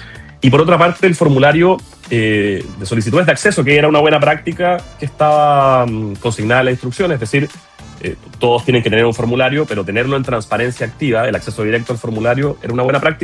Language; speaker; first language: Spanish; native; Spanish